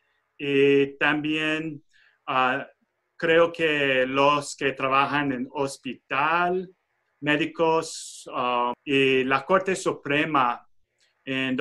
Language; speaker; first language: Spanish; non-native, fluent; English